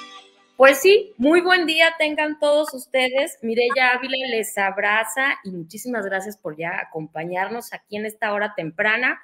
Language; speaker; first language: Spanish; native; Spanish